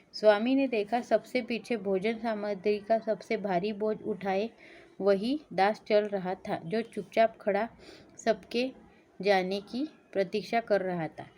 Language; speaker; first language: Hindi; non-native, local second language; Marathi